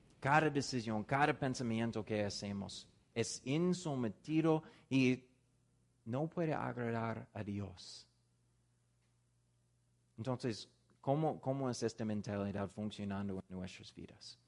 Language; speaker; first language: Spanish; non-native, fluent; English